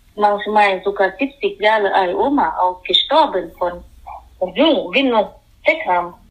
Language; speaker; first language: German; non-native, learner; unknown